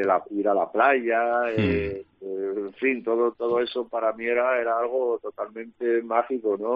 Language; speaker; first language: Spanish; native; Spanish